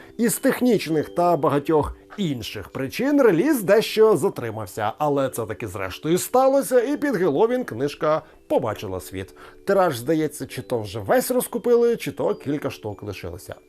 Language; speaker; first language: Ukrainian; native; Ukrainian